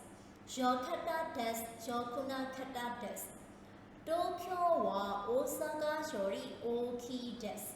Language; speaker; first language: Japanese; non-native, fluent; Burmese